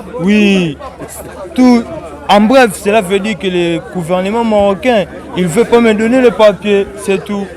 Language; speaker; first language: French; non-native, local second language; Lingala